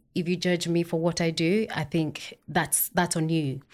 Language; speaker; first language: English; non-native, local second language; Kikuyu